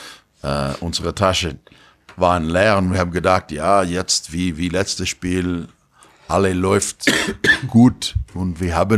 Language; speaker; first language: German; non-native, learner; English